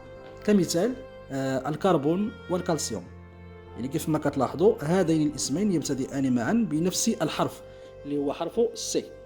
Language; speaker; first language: Arabic; native; Arabic